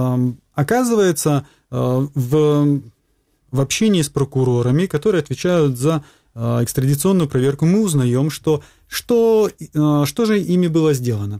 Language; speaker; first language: Russian; native; Russian